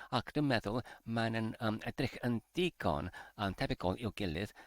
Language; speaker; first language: Welsh; non-native, learner; English